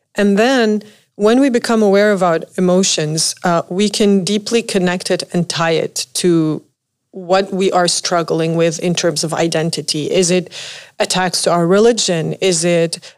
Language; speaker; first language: English; non-native, fluent; Arabic